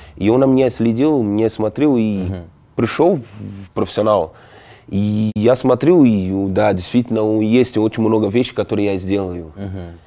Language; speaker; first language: Russian; non-native, fluent; Portuguese